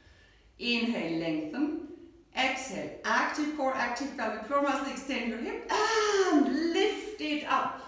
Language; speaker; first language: English; non-native, fluent; German